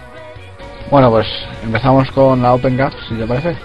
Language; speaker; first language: Spanish; native; Spanish